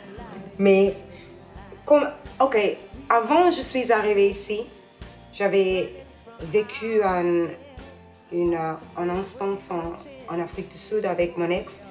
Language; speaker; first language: French; non-native, learner; English